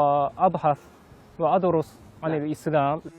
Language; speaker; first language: Arabic; non-native, fluent; Japanese